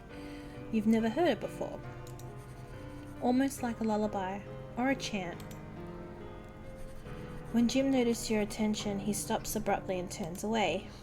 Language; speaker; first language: English; native; English